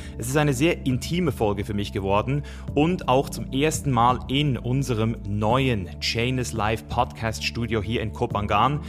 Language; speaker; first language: German; native; German